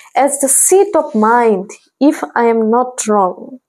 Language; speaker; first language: English; non-native, local second language; Assamese